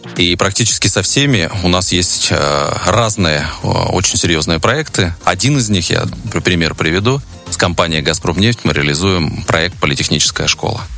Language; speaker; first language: Russian; native; Russian